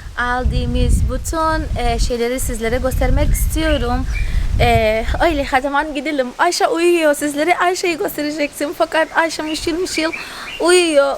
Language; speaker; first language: Turkish; non-native, fluent; Portuguese